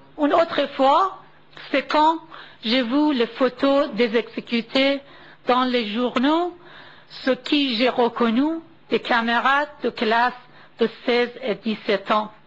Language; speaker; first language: French; non-native, fluent; Persian